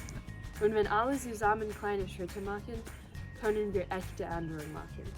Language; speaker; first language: German; non-native, learner; English